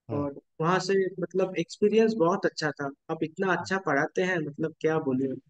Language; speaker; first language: Hindi; non-native, local second language; Bangla